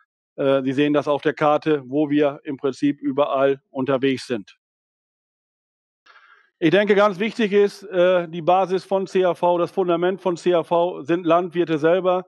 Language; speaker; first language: German; native; German